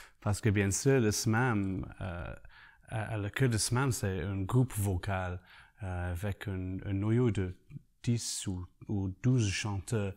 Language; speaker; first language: French; non-native, learner; English